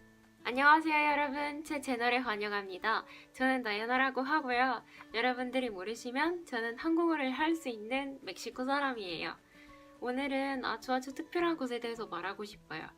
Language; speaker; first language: Korean; non-native, fluent; Spanish